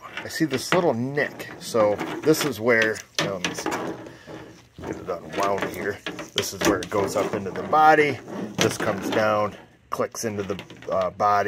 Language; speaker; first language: English; native; English